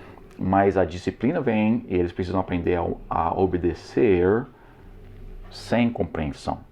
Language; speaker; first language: Portuguese; non-native, fluent; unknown